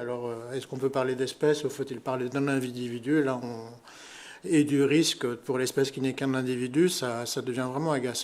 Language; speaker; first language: French; native; French